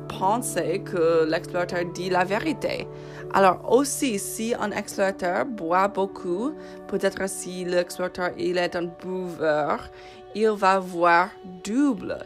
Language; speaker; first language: French; non-native, fluent; English